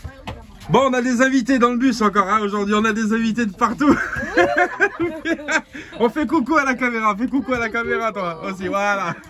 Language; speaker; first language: French; native; French